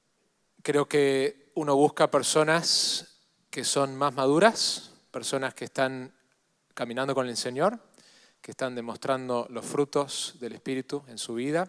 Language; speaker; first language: Spanish; native; Spanish